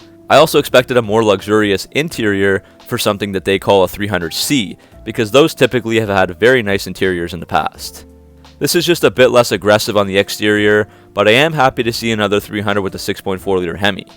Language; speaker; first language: English; native; English